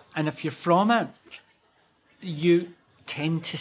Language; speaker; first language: English; native; English